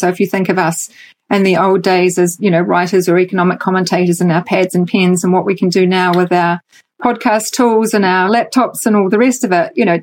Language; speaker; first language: English; native; English